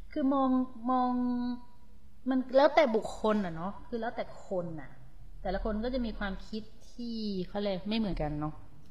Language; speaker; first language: Thai; native; Thai